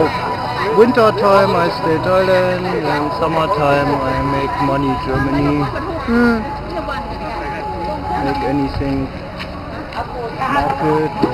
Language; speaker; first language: English; non-native, learner; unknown